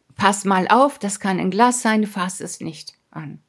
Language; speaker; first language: German; non-native, fluent; Spanish